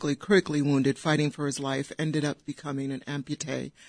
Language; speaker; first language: English; native; English